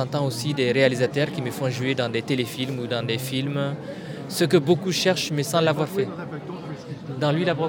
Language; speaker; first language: French; non-native, local second language; Tamasheq